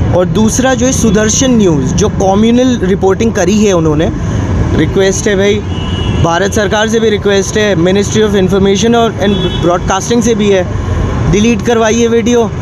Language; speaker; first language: Hindi; non-native, local second language; Manipuri